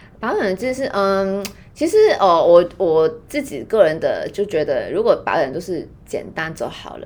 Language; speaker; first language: Chinese; non-native, fluent; Cantonese